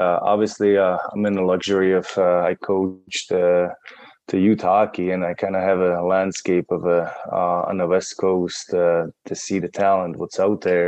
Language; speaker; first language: English; non-native, fluent; Czech